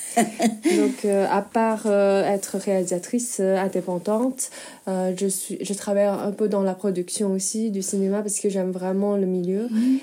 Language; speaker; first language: French; non-native, fluent; Chinese